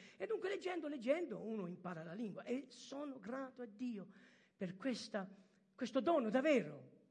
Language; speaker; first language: Italian; early bilingual, heritage; French